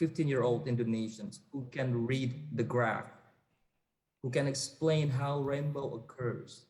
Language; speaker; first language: English; non-native, fluent; Indonesian